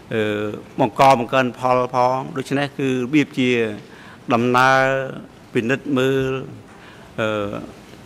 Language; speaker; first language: Khmer; native; Khmer